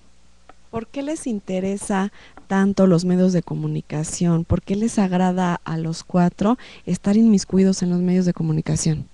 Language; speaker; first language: Spanish; native; Spanish